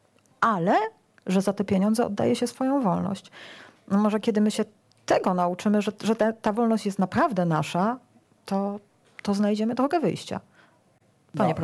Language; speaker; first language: Polish; native; Polish